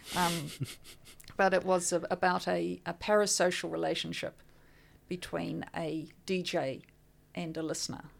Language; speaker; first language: English; native; English